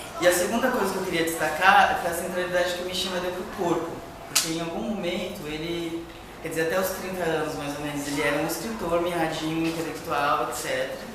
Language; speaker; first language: Portuguese; native; Portuguese